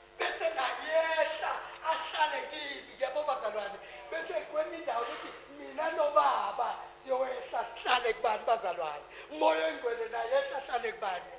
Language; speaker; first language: Zulu; native; Zulu